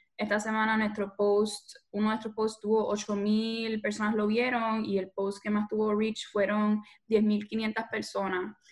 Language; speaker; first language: Spanish; native; Spanish